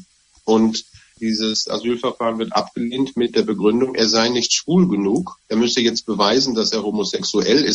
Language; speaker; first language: German; native; German